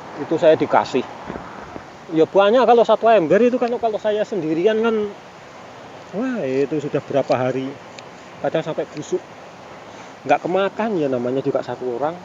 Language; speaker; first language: Indonesian; non-native, local second language; Javanese